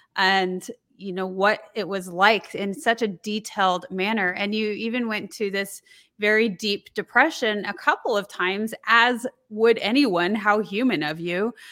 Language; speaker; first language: English; native; English